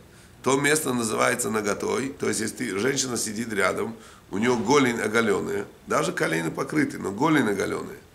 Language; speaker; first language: Russian; native; Russian